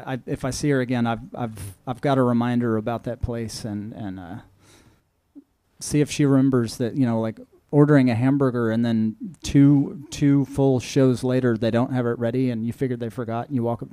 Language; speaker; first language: English; native; English